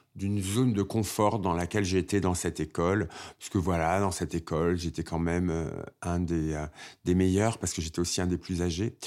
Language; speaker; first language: French; native; French